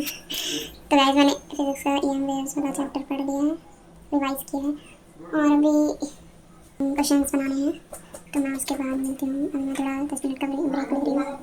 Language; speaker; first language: Hindi; native; Hindi